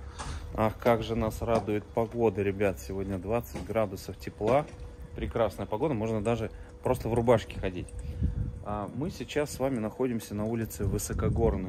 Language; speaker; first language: Russian; native; Russian